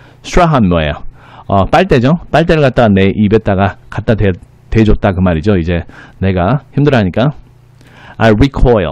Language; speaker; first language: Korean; native; Korean